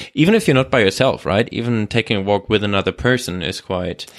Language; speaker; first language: English; non-native, fluent; German